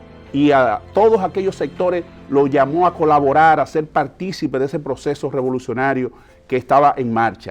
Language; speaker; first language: Spanish; native; Spanish